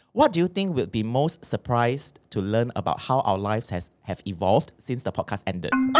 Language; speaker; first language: English; non-native, local second language; Chinese